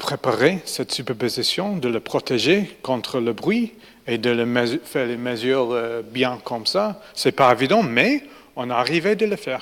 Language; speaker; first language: French; non-native, fluent; English